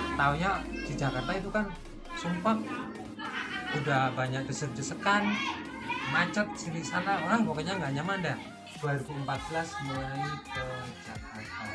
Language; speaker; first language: Indonesian; non-native, local second language; Javanese